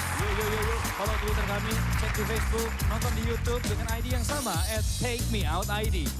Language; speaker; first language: Indonesian; native; Indonesian